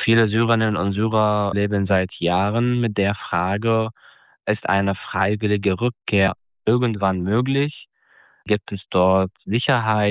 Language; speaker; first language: German; non-native, fluent; Arabic